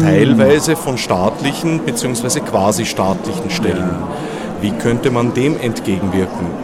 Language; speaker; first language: German; native; German